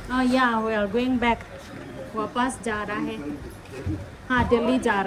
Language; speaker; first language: Hindi; non-native, learner; Burmese